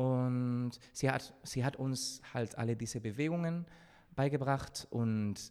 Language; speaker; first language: German; non-native, fluent; Spanish